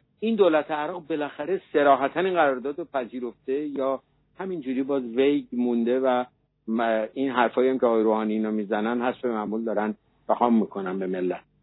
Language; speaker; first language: Persian; native; Persian